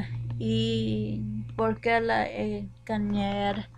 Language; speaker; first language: Spanish; non-native, learner; English